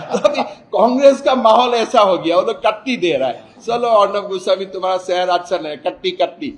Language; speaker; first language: Hindi; non-native, local second language; Assamese